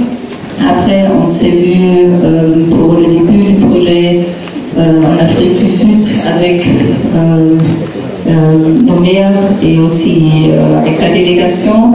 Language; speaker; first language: French; non-native, fluent; German